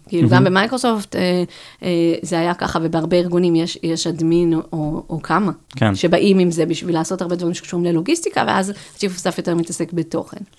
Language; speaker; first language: Hebrew; native; Hebrew